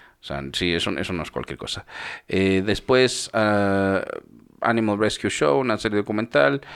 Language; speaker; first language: Spanish; native; Spanish